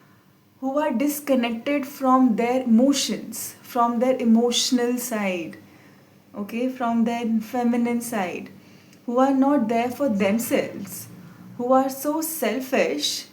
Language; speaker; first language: English; non-native, local second language; Hindi